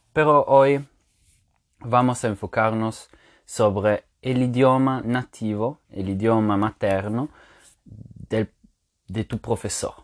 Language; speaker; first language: Spanish; non-native, fluent; French